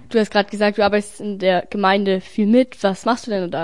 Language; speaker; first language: German; native; German